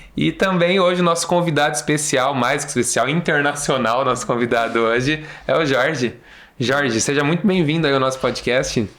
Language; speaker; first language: Portuguese; native; Portuguese